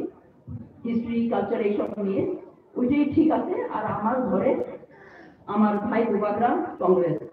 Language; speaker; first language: Bangla; non-native, local second language; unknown